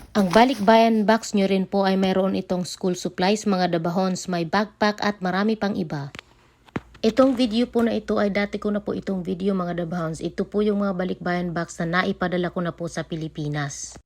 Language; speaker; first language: Filipino; non-native, local second language; Bikol